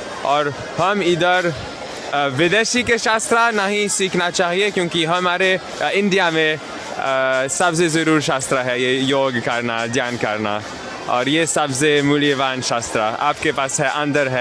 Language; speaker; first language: Hindi; non-native, learner; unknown